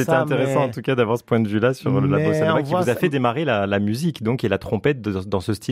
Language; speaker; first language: French; native; French